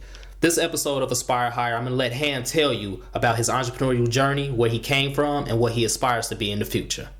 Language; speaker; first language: English; native; English